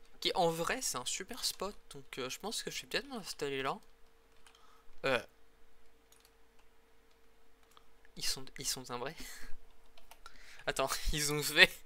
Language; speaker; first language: French; native; French